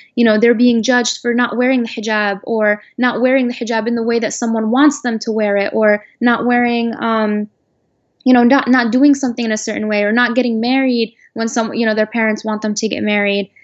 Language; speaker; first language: English; native; English